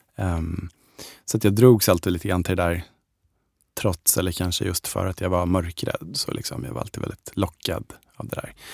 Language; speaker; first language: Swedish; native; Swedish